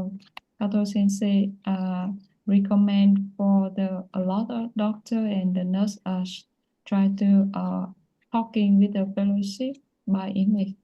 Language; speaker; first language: English; non-native, learner; Vietnamese